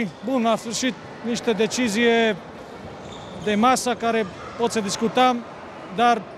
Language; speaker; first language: Romanian; non-native, fluent; Serbian